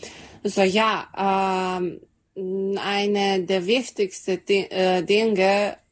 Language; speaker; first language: German; non-native, learner; Serbian